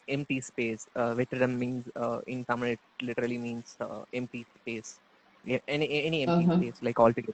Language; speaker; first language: English; non-native, local second language; Tamil